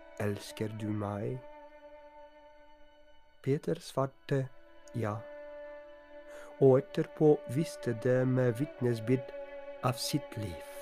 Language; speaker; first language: Norwegian; non-native, fluent; Polish